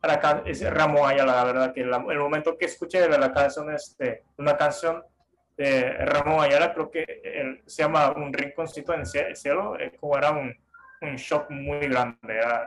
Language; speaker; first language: Spanish; non-native, fluent; Japanese